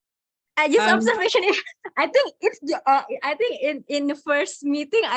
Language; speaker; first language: English; non-native, learner; Indonesian